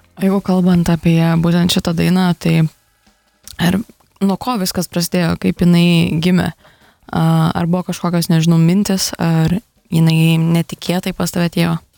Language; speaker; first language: Lithuanian; native; Lithuanian